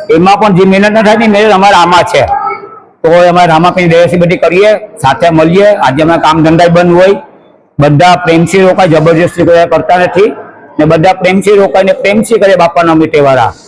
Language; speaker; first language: Gujarati; native; Gujarati